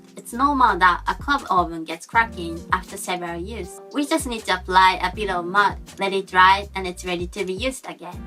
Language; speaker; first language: English; non-native, fluent; Japanese